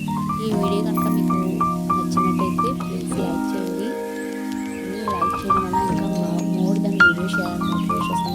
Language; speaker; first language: Telugu; native; Telugu